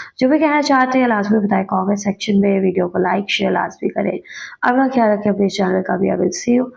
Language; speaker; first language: Urdu; native; Urdu